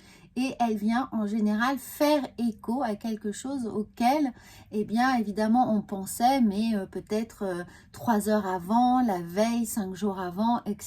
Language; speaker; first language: French; native; French